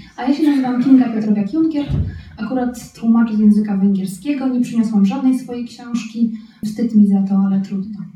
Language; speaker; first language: Polish; native; Polish